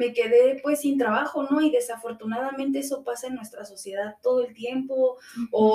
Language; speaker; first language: Spanish; native; Spanish